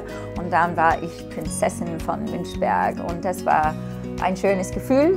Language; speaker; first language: German; non-native, fluent; English